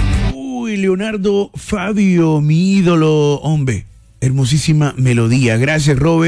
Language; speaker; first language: Spanish; native; Spanish